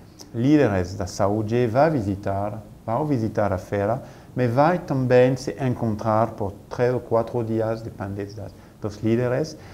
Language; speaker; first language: Portuguese; non-native, fluent; French